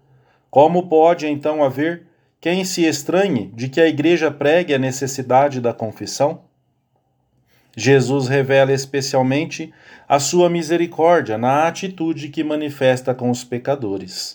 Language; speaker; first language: Portuguese; native; Portuguese